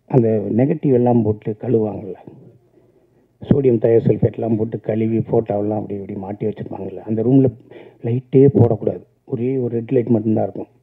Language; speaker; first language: Tamil; native; Tamil